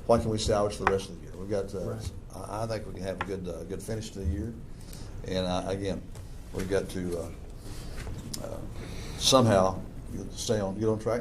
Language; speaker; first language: English; native; English